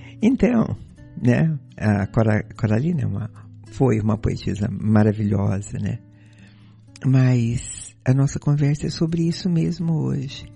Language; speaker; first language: Portuguese; native; Portuguese